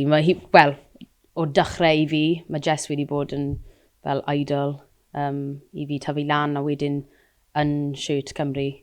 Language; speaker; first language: Welsh; non-native, local second language; English